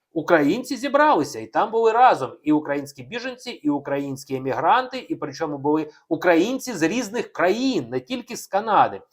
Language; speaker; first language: Ukrainian; non-native, local second language; Russian